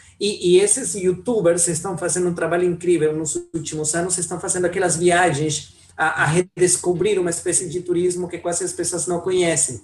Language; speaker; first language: Portuguese; non-native, fluent; Spanish